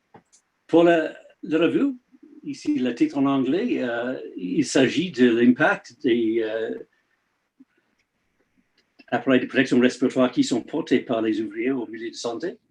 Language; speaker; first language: French; non-native, learner; English